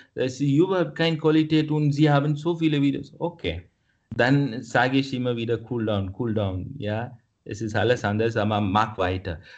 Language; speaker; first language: German; non-native, fluent; Kannada